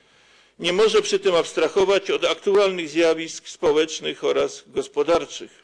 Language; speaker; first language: Polish; native; Polish